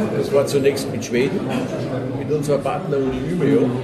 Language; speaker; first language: German; native; German